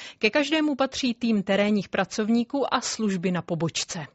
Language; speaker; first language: Czech; native; Czech